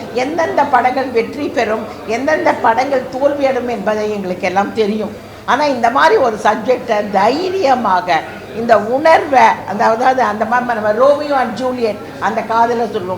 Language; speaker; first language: Tamil; native; Tamil